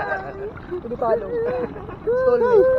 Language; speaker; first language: Filipino; native; Filipino